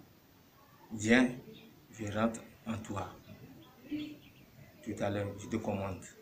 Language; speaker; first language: French; non-native, local second language; Ewe